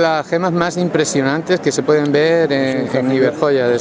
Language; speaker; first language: Spanish; native; Spanish